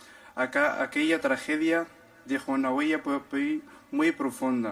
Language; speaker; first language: Spanish; non-native, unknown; Arabic